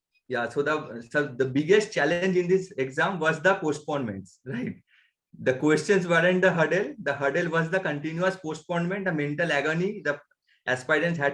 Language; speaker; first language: English; non-native, local second language; Bangla